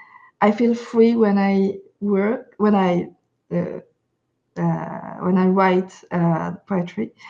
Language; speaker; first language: English; non-native, fluent; French